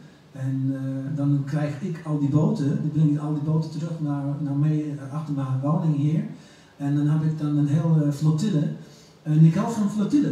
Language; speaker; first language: Dutch; non-native, learner; English